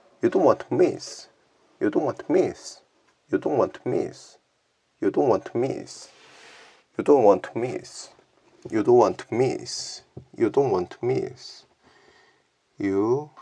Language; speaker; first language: English; non-native, learner; Korean